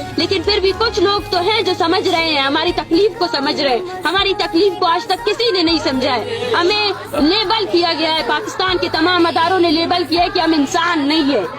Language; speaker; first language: Urdu; non-native, local second language; Baluchi